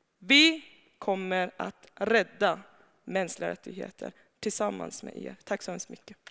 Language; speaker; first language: Swedish; non-native, fluent; Persian